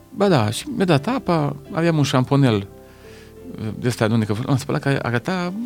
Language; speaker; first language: Romanian; native; Romanian